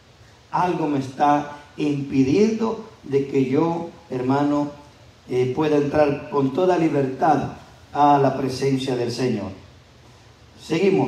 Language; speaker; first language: Spanish; native; Spanish